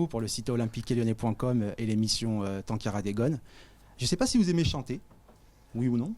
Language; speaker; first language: French; native; French